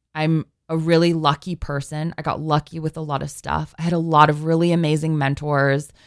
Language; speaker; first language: English; native; English